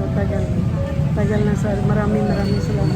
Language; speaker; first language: Filipino; non-native, learner; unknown